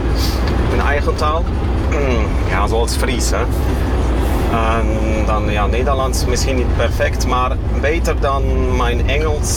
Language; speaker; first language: Dutch; non-native, fluent; Kashubian